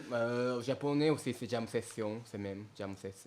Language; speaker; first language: French; non-native, learner; Japanese